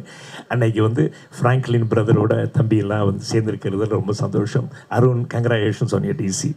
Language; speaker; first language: Tamil; native; Tamil